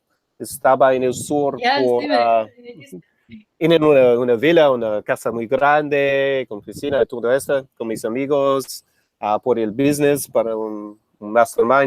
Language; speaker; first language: Spanish; non-native, fluent; English